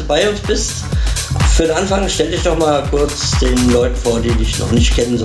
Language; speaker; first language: German; native; German